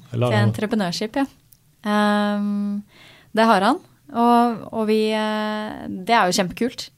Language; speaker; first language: Norwegian; native; Norwegian